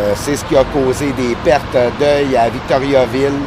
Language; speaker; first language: French; native; French